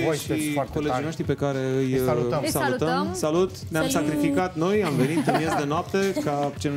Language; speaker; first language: Romanian; native; Romanian